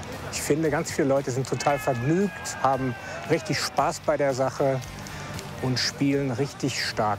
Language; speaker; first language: German; native; German